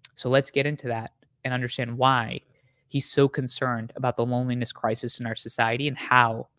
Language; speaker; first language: English; native; English